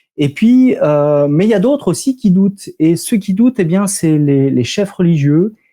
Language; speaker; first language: French; native; French